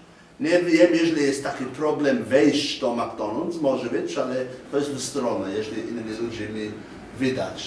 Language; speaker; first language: Polish; non-native, learner; English